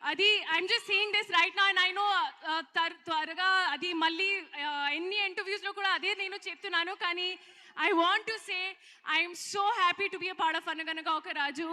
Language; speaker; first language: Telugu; non-native, learner; Hindi